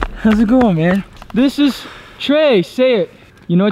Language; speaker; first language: English; non-native, fluent; Portuguese